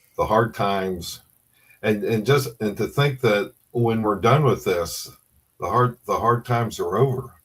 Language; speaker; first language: English; native; English